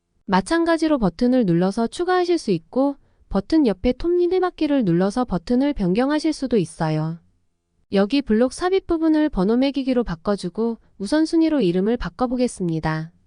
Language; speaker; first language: Korean; native; Korean